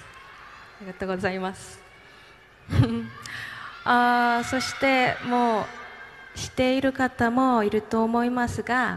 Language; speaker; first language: Japanese; non-native, learner; Korean